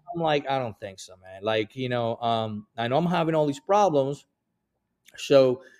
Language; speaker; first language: English; early bilingual, other home language; Spanish